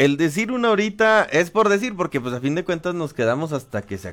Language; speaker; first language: Spanish; native; Spanish